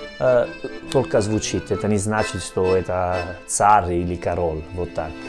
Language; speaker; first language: Russian; non-native, learner; Italian